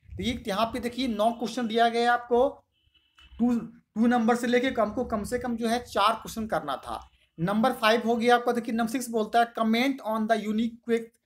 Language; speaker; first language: Hindi; native; Hindi